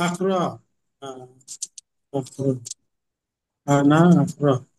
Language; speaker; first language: Arabic; non-native, learner; Bangla